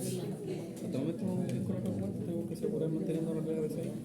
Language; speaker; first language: Spanish; native; Spanish